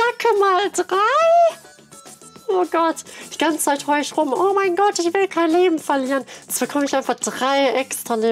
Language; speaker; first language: German; native; German